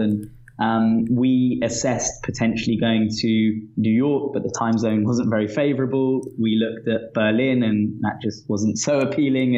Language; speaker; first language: English; native; English